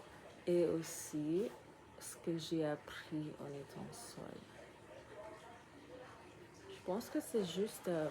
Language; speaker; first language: French; non-native, learner; English